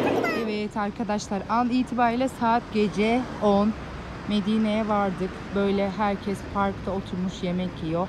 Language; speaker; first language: Turkish; native; Turkish